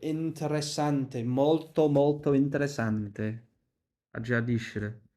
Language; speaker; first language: Italian; non-native, fluent; English